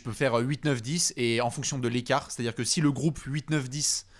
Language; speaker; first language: French; native; French